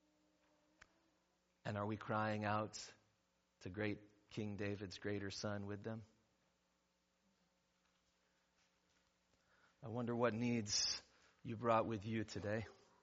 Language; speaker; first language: English; native; English